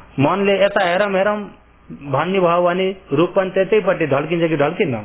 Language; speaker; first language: Nepali; early bilingual, heritage; Nepali